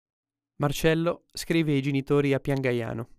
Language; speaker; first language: Italian; native; Italian